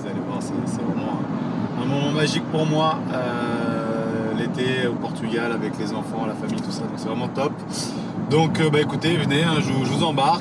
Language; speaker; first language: French; early bilingual, other home language; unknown